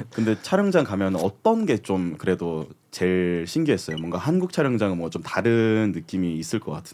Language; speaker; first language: Korean; native; Korean